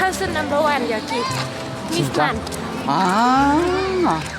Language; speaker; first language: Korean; non-native, learner; Thai